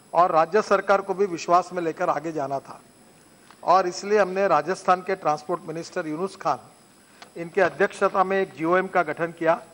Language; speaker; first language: Hindi; non-native, local second language; Marathi